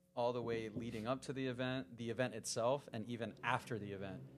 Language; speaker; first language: English; early bilingual, other home language; Spanish